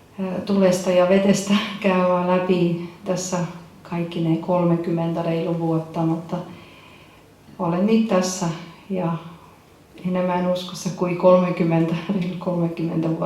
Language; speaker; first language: Finnish; non-native, fluent; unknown